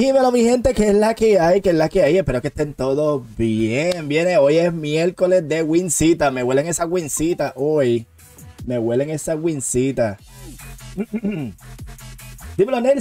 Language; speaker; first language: Spanish; native; Spanish